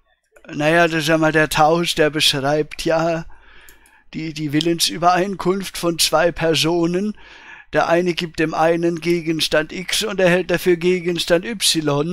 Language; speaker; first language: German; native; German